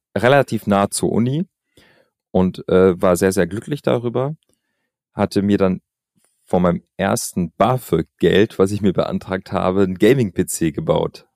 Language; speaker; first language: German; early bilingual, other home language; Albanian